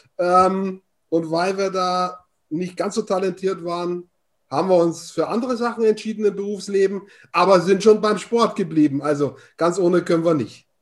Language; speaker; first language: German; native; German